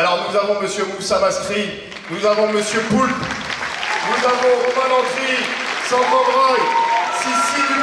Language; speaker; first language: French; native; French